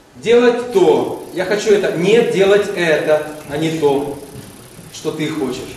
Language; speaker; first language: Russian; native; Russian